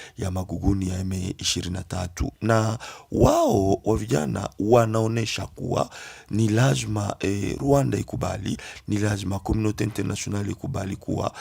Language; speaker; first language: Swahili; native; Swahili